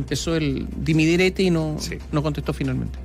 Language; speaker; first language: Spanish; native; Spanish